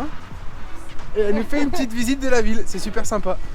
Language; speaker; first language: French; native; French